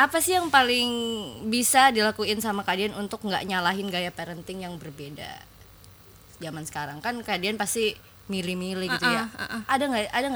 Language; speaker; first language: Indonesian; native; Indonesian